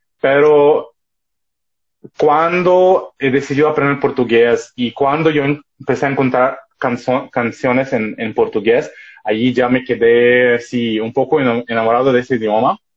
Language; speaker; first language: Spanish; non-native, fluent; Russian